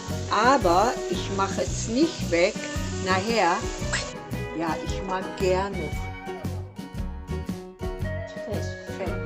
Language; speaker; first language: German; non-native, learner; Thai